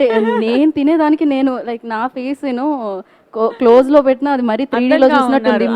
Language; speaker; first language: Telugu; native; Telugu